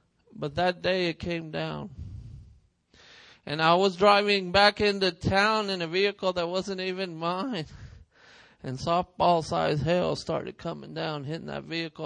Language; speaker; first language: English; early bilingual, other home language; Spanish